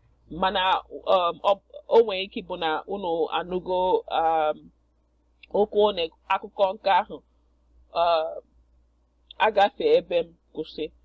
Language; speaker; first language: Igbo; non-native, learner; English